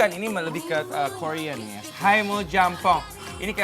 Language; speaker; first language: Indonesian; native; Indonesian